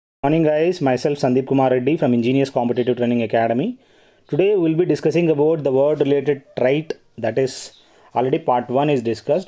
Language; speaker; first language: English; non-native, local second language; Telugu